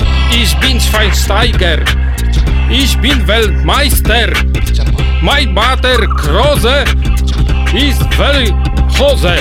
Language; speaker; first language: German; non-native, learner; Polish